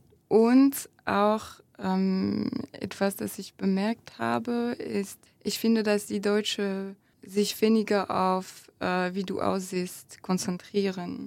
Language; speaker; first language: German; non-native, fluent; French